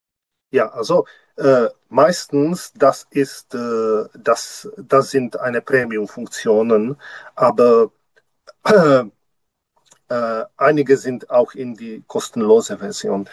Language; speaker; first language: German; non-native, learner; Czech